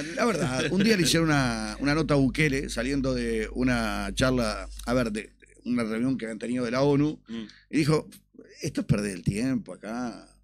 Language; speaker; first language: Spanish; native; Spanish